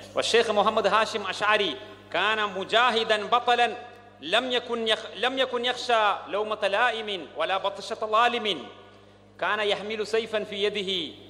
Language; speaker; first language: Arabic; non-native, fluent; Malayalam